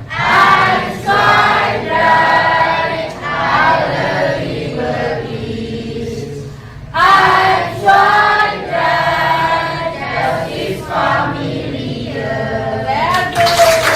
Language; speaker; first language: German; non-native, learner; Indonesian